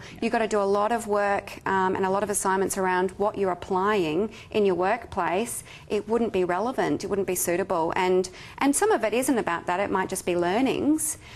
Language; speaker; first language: English; native; English